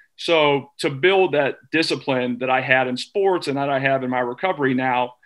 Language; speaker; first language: English; native; English